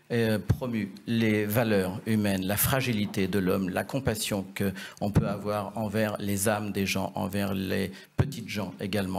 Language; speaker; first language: French; native; French